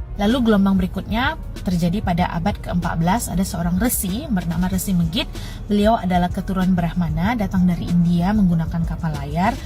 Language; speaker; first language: Indonesian; native; Indonesian